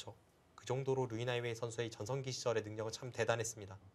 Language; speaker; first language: Korean; native; Korean